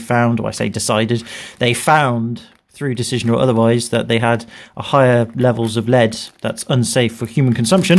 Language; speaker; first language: English; native; English